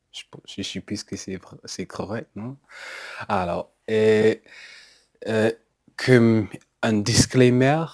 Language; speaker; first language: French; non-native, learner; English